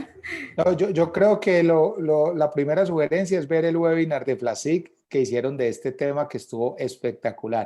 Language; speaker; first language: Spanish; native; Spanish